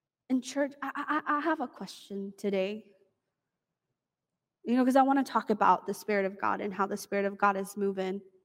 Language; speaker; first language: English; early bilingual, other home language; Spanish